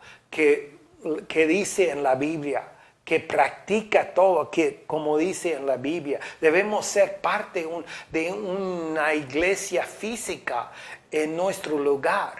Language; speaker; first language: Spanish; non-native, fluent; English